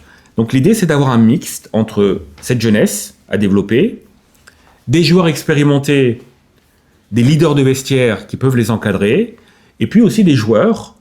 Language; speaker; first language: French; native; French